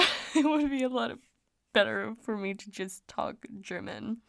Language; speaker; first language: English; non-native, fluent; Danish